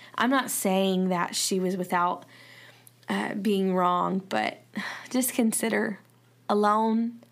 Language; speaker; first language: English; native; English